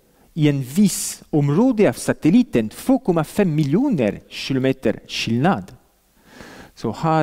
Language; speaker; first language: Swedish; non-native, fluent; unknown